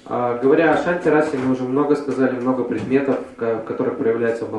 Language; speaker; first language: Russian; native; Russian